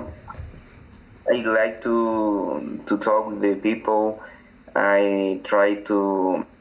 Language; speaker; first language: English; non-native, learner; Spanish